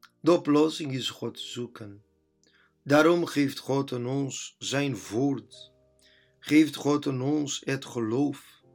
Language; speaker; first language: Dutch; non-native, fluent; Portuguese